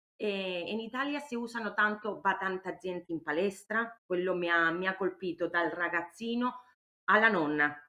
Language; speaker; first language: Italian; non-native, fluent; Spanish